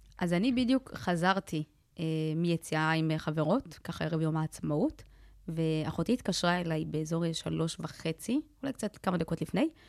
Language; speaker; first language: Hebrew; early bilingual, other home language; Amharic